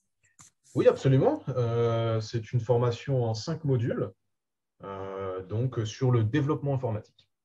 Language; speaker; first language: French; native; French